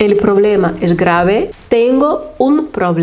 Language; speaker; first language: Spanish; non-native, fluent; Lithuanian